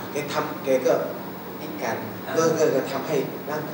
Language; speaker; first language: Thai; non-native, learner; Chinese